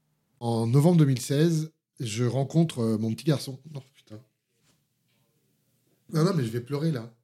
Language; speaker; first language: French; native; French